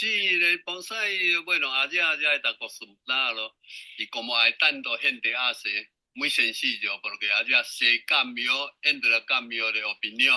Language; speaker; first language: Spanish; non-native, learner; Chinese